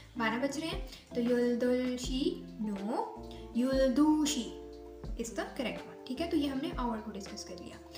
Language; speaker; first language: Urdu; native; Urdu